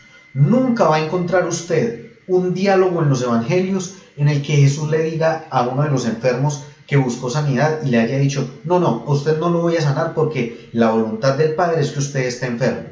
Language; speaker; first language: Spanish; native; Spanish